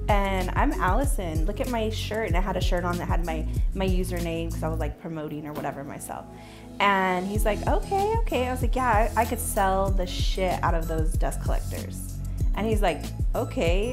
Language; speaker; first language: English; native; English